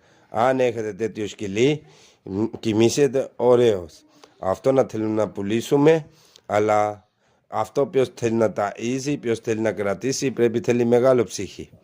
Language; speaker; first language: Greek; non-native, learner; Urdu